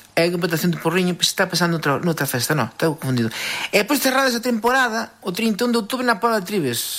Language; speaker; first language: Galician; native; Galician